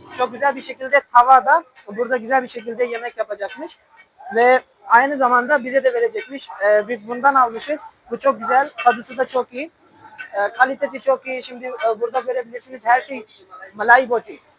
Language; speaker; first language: Turkish; non-native, fluent; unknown